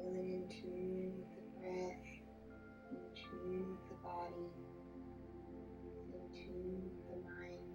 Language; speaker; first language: English; native; English